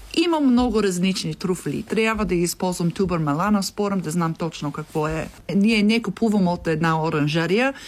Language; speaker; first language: Bulgarian; non-native, learner; English